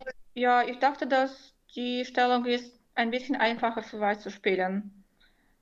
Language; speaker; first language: German; non-native, fluent; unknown